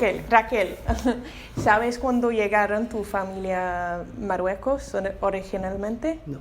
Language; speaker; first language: Spanish; non-native, learner; English